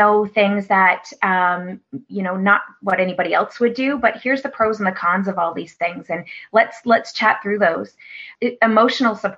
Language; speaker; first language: English; native; English